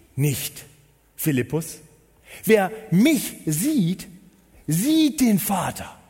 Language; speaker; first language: German; native; German